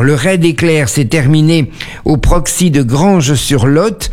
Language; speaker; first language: French; native; French